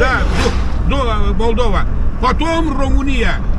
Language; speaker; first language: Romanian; non-native, local second language; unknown